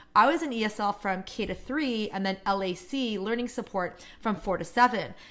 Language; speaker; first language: English; non-native, fluent; Korean